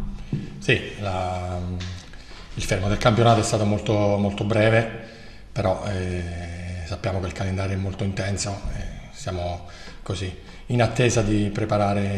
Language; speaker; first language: Italian; native; Italian